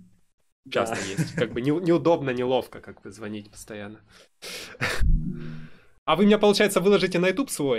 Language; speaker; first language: Russian; native; Russian